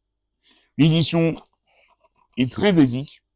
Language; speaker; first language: French; native; French